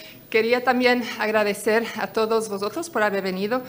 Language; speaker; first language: Spanish; non-native, fluent; Portuguese